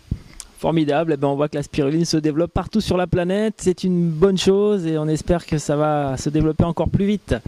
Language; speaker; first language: French; native; French